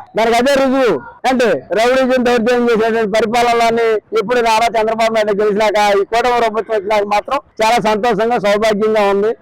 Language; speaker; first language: Telugu; native; Telugu